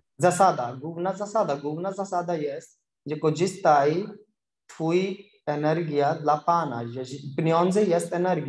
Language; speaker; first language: Polish; non-native, learner; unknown